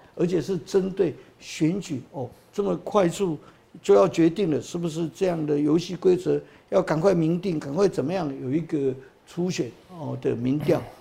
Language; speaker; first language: Chinese; native; Chinese